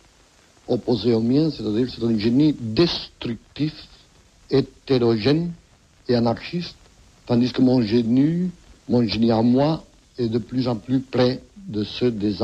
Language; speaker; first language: French; non-native, fluent; Catalan